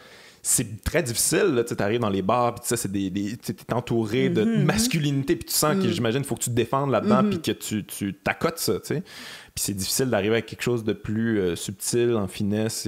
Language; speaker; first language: French; native; French